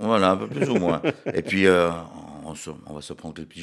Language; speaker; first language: French; native; French